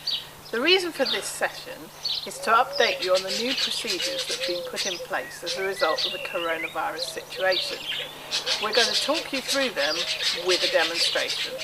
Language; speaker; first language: English; native; English